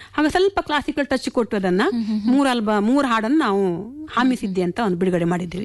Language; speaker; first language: Kannada; non-native, local second language; Konkani